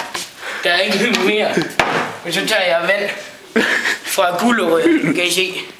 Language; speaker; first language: Danish; native; Danish